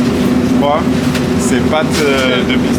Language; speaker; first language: French; native; French